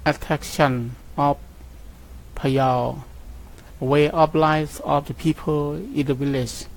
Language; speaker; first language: English; non-native, learner; Thai